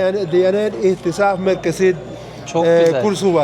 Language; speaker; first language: Turkish; non-native, learner; Spanish